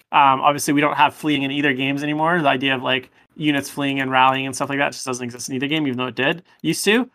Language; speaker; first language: English; native; English